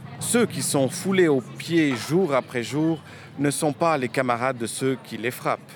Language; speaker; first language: French; early bilingual, other home language; Romanian